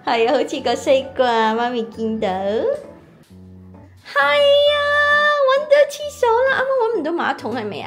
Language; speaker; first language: Cantonese; native; Cantonese